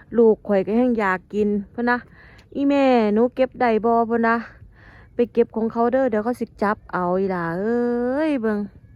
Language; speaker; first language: Thai; native; Thai